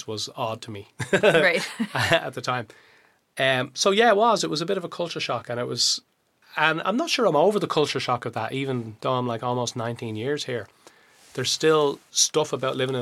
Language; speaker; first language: English; native; English